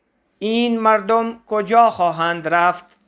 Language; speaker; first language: Persian; non-native, fluent; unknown